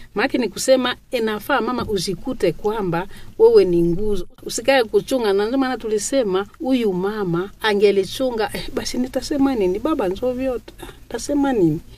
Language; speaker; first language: Swahili; non-native, local second language; Nande